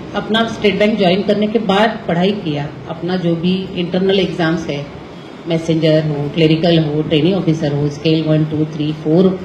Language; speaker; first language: Hindi; non-native, local second language; Marathi